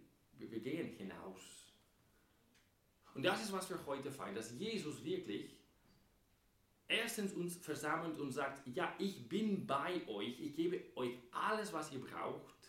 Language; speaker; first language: German; non-native, fluent; English